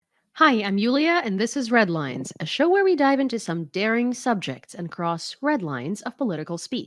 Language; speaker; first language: English; non-native, fluent; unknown